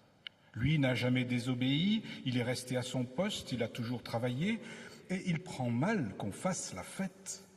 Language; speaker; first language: French; native; French